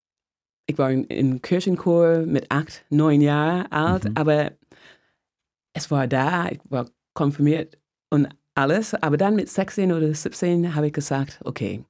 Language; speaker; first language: German; non-native, fluent; English